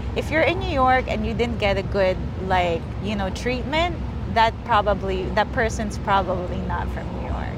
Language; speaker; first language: English; early bilingual, other home language; Filipino